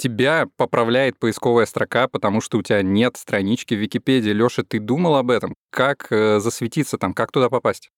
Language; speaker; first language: Russian; native; Russian